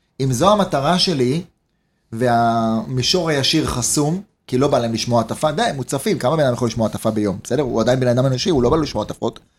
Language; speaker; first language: Hebrew; native; Hebrew